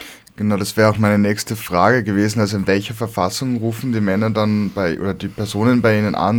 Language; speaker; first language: German; native; German